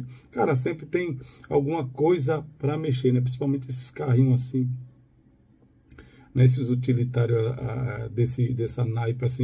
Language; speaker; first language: Portuguese; native; Portuguese